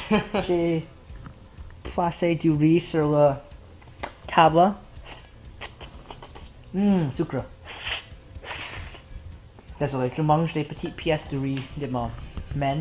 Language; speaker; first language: French; non-native, learner; English